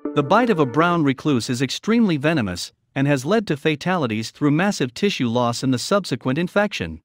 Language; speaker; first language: English; native; English